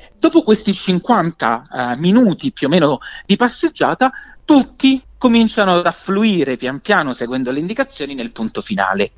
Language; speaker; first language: Italian; native; Italian